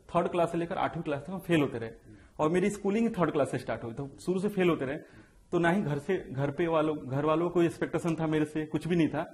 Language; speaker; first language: Hindi; native; Hindi